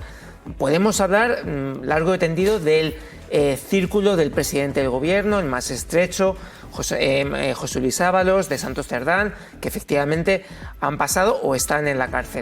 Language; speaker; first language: Spanish; native; Spanish